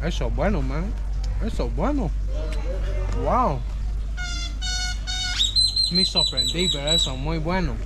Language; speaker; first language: Spanish; non-native, fluent; English